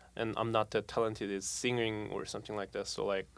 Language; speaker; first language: English; non-native, fluent; Korean